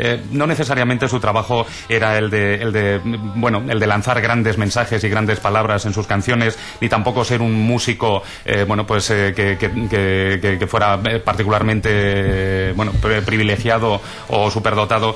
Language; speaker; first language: Spanish; native; Spanish